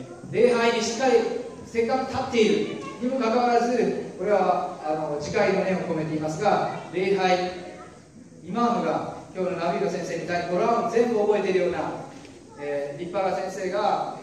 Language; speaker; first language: Japanese; native; Japanese